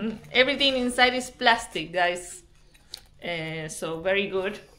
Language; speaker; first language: English; non-native, fluent; Spanish